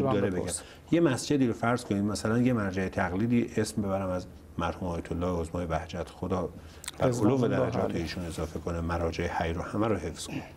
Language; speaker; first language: Persian; native; Persian